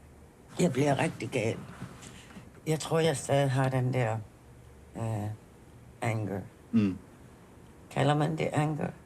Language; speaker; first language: Danish; non-native, local second language; Kalaallisut